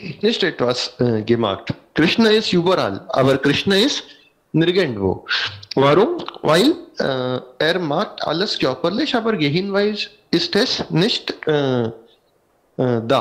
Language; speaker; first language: German; non-native, learner; Hindi